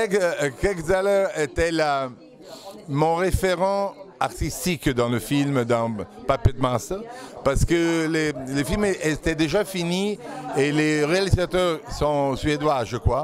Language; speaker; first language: French; non-native, fluent; Italian